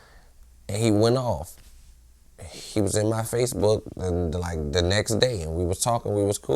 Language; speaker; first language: English; native; English